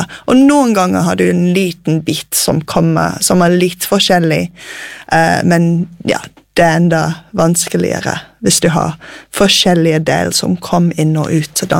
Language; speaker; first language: Norwegian; non-native, fluent; English